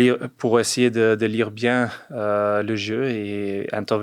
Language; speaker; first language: French; non-native, fluent; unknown